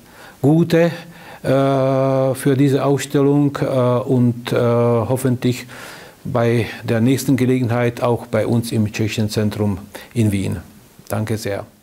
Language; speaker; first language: German; non-native, fluent; Czech